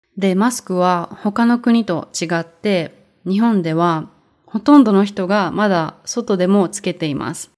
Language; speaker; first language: Japanese; native; Japanese